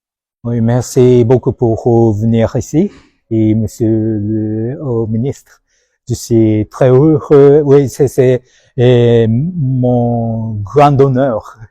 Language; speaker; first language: French; non-native, learner; Japanese